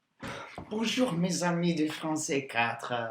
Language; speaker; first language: French; non-native, learner; English